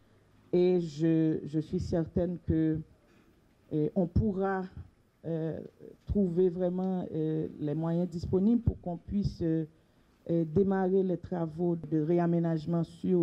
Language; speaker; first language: French; non-native, local second language; Haitian Creole